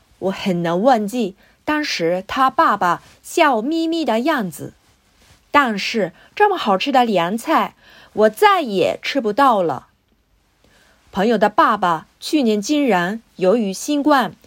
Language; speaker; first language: Chinese; non-native, fluent; Japanese